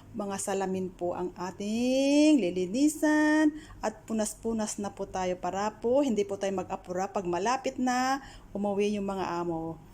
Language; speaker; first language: Filipino; native; Filipino